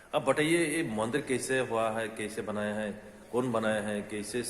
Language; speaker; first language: Hindi; non-native, local second language; Assamese